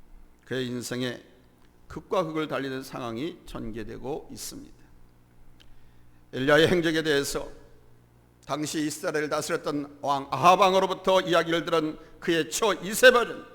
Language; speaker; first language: Korean; native; Korean